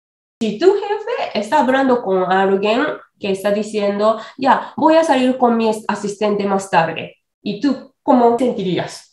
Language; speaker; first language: Spanish; non-native, fluent; Japanese